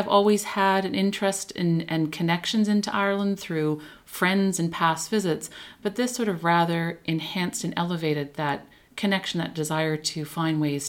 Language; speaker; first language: English; native; English